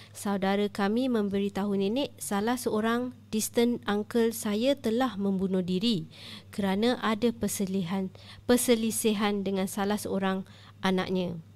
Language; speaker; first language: Malay; native; Malay